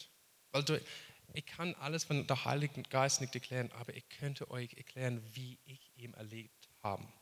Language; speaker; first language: German; non-native, fluent; English